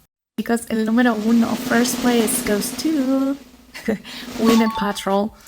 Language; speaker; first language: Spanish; native; Spanish